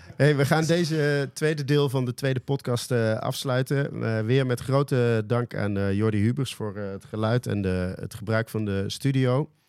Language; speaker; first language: Dutch; native; Dutch